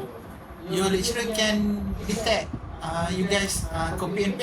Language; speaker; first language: English; non-native, learner; Malay